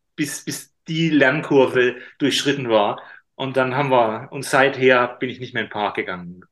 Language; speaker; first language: German; native; German